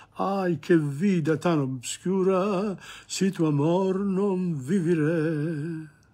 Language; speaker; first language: Spanish; non-native, learner; Italian